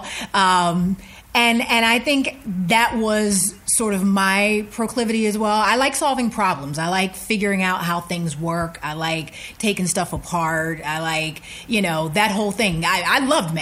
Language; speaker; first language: English; native; English